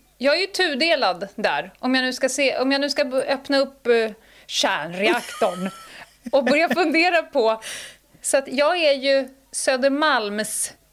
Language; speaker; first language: Swedish; native; Swedish